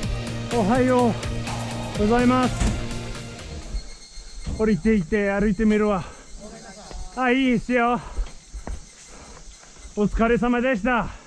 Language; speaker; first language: Japanese; non-native, fluent; English